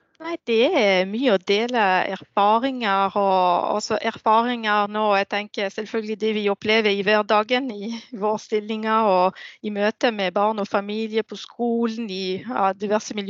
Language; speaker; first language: Norwegian; non-native, fluent; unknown